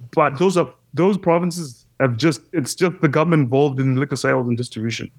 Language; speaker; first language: English; non-native, local second language; Shona